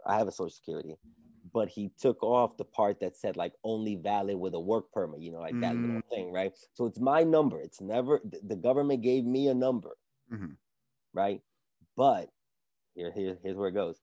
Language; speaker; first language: English; early bilingual, other home language; Spanish